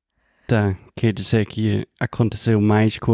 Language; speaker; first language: Portuguese; non-native, fluent; English